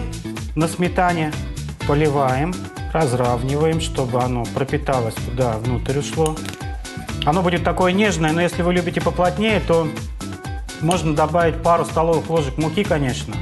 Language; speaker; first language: Russian; native; Russian